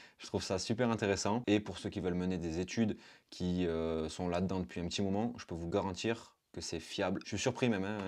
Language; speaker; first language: French; native; French